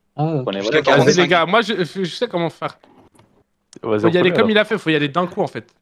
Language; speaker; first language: French; native; French